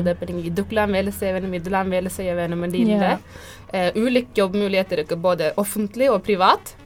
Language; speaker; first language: Norwegian; early bilingual, other home language; Tamil